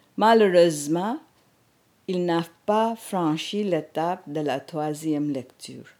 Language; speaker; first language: French; non-native, fluent; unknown